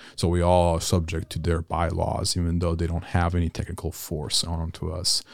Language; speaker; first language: English; non-native, fluent; Italian